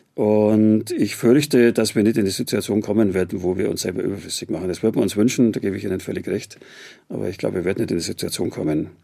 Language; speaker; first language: German; native; German